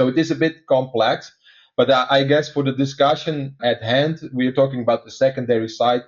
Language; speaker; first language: English; non-native, fluent; Dutch